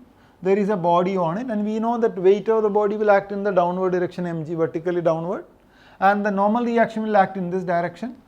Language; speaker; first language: English; non-native, local second language; Malayalam